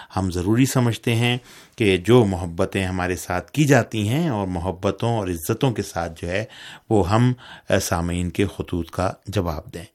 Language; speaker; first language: Urdu; native; Urdu